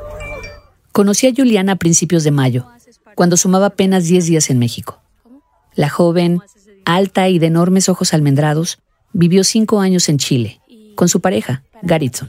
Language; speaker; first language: Spanish; native; Spanish